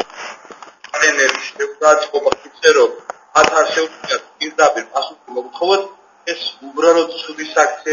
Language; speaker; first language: Georgian; native; Georgian